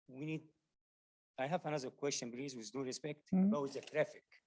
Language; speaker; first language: English; non-native, learner; Arabic